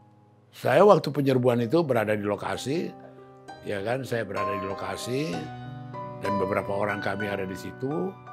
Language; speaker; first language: Indonesian; native; Indonesian